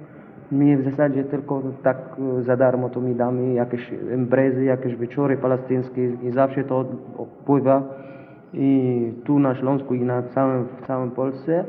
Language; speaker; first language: Polish; non-native, learner; Arabic